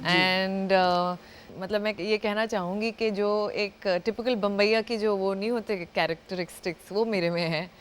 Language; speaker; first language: Hindi; non-native, local second language; Gujarati